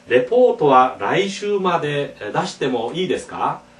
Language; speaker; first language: Japanese; non-native, fluent; Korean